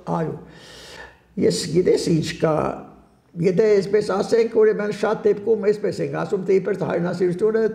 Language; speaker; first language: Armenian; native; Armenian